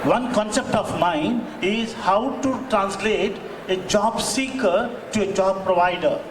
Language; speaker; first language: English; non-native, local second language; Kannada